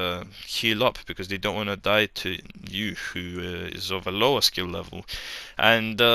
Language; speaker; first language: English; native; English